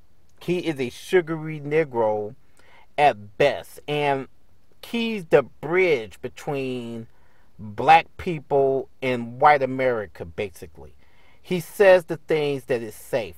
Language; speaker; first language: English; native; English